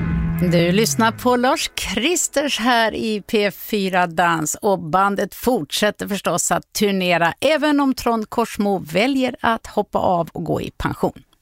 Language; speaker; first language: Swedish; native; Swedish